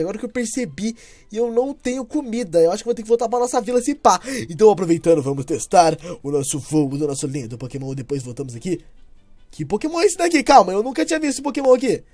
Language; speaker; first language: Portuguese; native; Portuguese